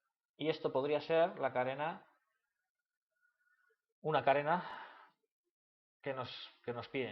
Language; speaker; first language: Spanish; native; Spanish